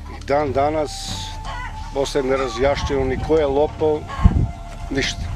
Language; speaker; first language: Serbian; native; Serbian